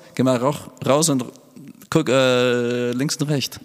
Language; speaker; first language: German; non-native, fluent; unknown